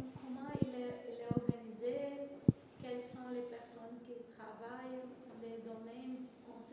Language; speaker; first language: French; non-native, fluent; Portuguese